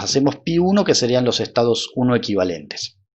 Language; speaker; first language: Spanish; native; Spanish